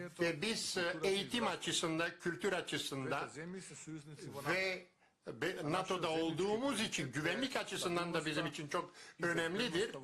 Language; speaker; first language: Turkish; non-native, learner; Macedonian